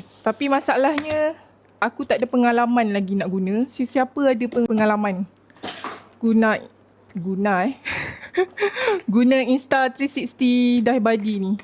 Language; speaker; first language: Malay; native; Malay